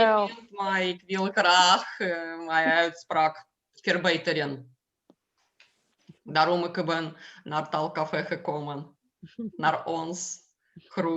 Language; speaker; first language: Dutch; non-native, learner; Russian